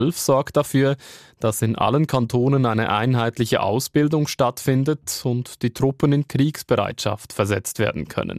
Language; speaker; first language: German; native; German